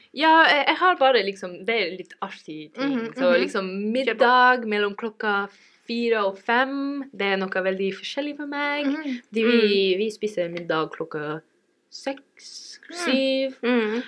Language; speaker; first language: Norwegian; non-native, fluent; English